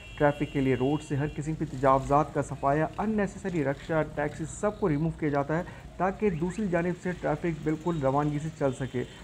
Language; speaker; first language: Urdu; native; Urdu